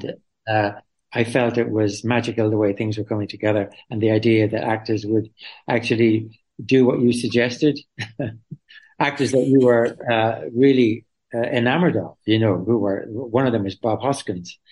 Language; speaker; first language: English; native; English